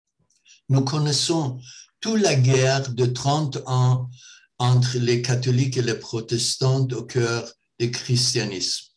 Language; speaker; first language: French; non-native, fluent; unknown